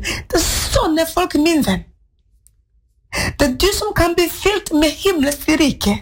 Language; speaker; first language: Swedish; non-native, learner; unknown